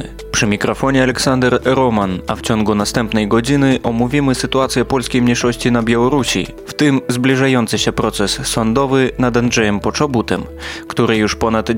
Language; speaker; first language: Polish; native; Polish